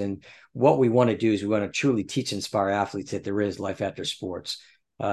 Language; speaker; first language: English; native; English